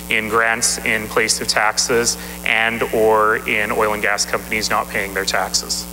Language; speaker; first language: English; native; English